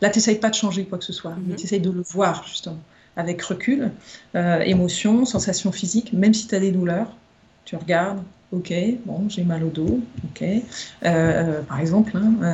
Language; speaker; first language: French; native; French